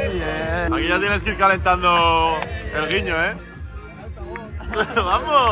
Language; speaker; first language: Spanish; native; Spanish